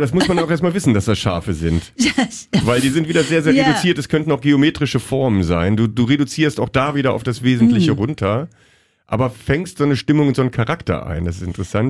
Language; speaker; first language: German; native; German